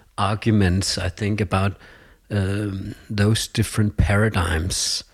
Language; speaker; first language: English; non-native, fluent; Danish